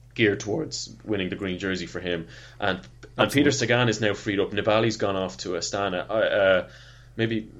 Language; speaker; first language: English; native; English